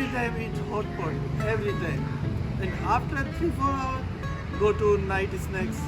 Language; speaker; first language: English; non-native, learner; Hindi